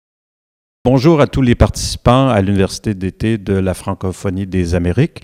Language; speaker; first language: French; native; French